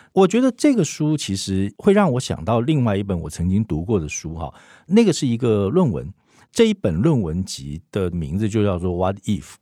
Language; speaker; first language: Chinese; native; Chinese